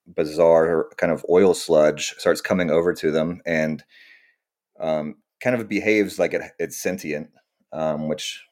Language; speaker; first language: English; native; English